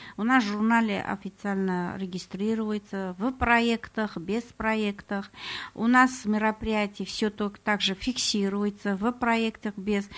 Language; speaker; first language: Russian; non-native, fluent; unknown